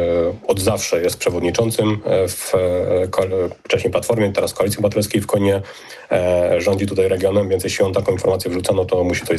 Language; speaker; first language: Polish; native; Polish